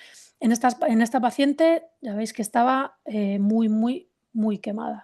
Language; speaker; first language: Spanish; native; Spanish